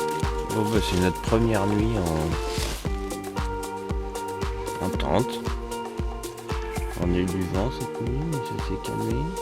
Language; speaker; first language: French; native; French